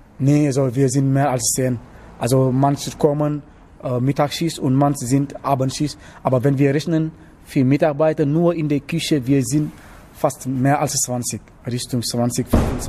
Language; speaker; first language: German; non-native, learner; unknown